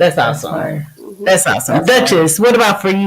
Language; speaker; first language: English; native; English